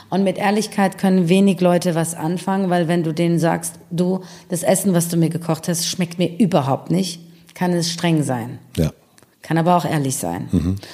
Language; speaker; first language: German; early bilingual, other home language; Persian